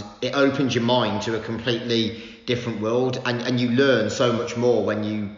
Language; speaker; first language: English; native; English